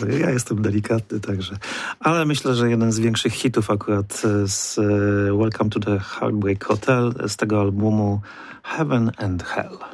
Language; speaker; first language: Polish; native; Polish